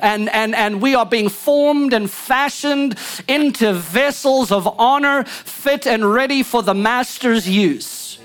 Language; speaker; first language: English; native; English